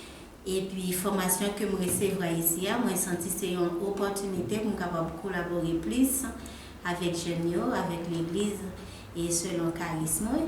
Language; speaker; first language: French; non-native, learner; Haitian Creole